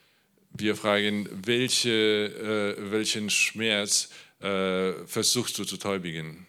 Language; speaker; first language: German; non-native, learner; Polish